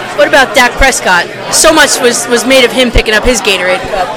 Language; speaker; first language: English; native; English